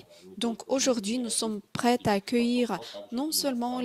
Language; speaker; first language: French; non-native, fluent; Russian